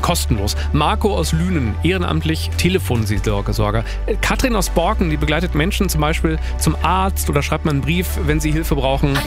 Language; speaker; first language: German; native; German